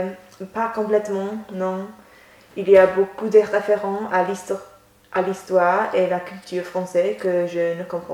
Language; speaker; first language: French; non-native, learner; English